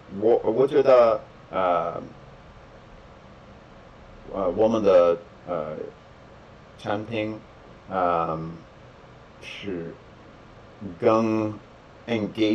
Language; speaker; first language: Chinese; non-native, learner; English